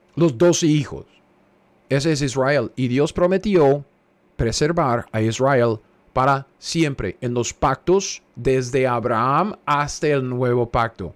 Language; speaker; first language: Spanish; non-native, fluent; English